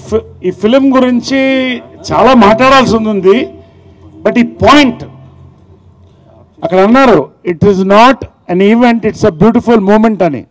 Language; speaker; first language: Telugu; native; Telugu